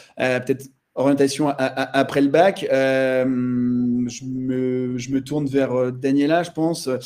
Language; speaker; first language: French; native; French